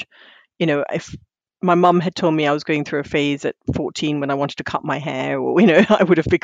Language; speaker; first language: English; non-native, local second language; Tamil